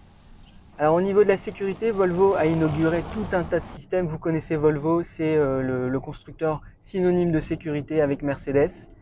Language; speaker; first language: French; native; French